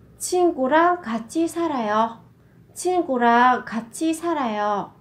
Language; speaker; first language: Korean; non-native, fluent; Vietnamese